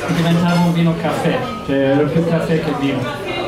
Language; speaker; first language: Italian; non-native, fluent; English